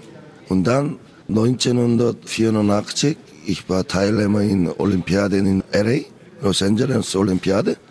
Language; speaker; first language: German; non-native, learner; Korean